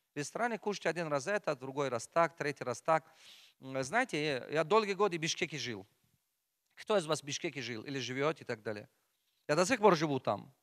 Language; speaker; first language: Russian; non-native, local second language; Tajik